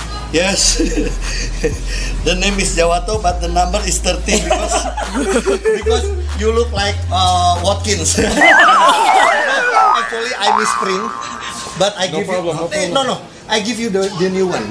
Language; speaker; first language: English; non-native, learner; Indonesian